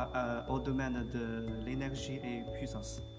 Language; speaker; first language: French; non-native, fluent; Chinese